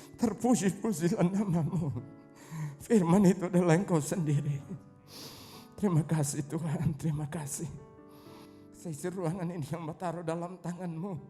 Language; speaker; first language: Indonesian; non-native, local second language; Tetum